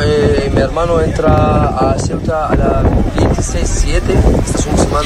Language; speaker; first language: Spanish; non-native, learner; Arabic